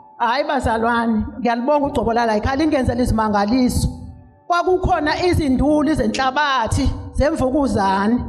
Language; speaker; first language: Zulu; native; Zulu